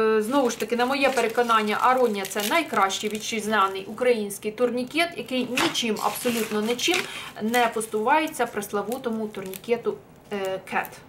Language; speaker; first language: Ukrainian; non-native, local second language; Russian